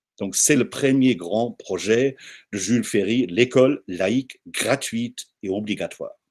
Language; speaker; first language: French; non-native, fluent; German